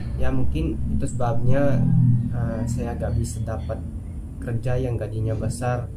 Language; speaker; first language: Indonesian; non-native, fluent; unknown